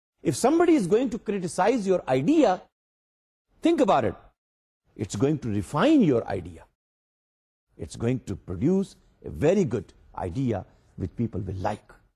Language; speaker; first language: English; non-native, local second language; Urdu